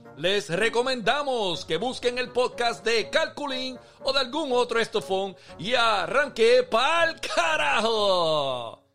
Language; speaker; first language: Spanish; native; Spanish